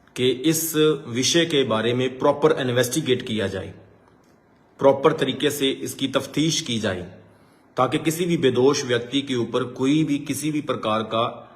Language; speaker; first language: Hindi; non-native, local second language; Punjabi